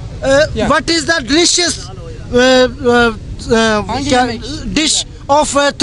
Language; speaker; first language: English; non-native, local second language; Urdu